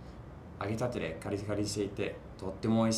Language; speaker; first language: Japanese; non-native, fluent; English